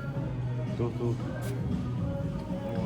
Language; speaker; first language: German; early bilingual, other home language; Bosnian